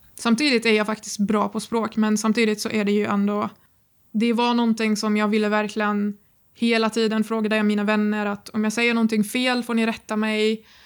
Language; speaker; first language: Swedish; non-native, fluent; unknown